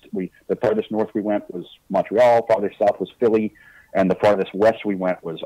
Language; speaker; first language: English; native; English